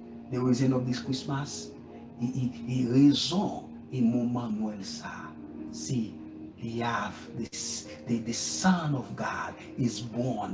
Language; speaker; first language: English; non-native, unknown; Haitian Creole